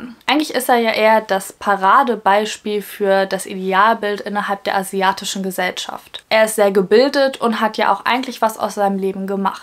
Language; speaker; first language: German; native; German